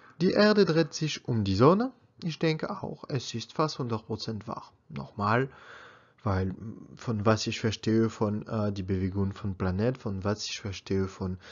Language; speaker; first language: German; non-native, learner; French